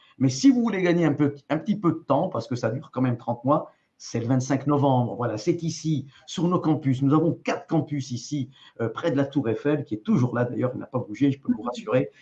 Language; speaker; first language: French; native; French